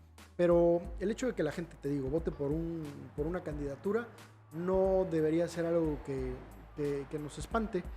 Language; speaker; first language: Spanish; native; Spanish